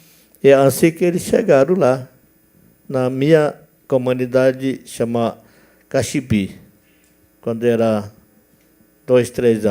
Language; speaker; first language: Portuguese; non-native, local second language; Yanomámi